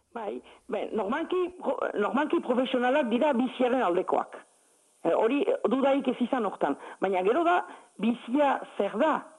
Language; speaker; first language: Basque; native; Basque